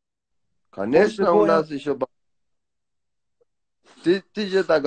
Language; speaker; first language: Russian; non-native, learner; Persian